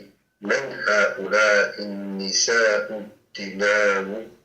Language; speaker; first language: Arabic; non-native, learner; English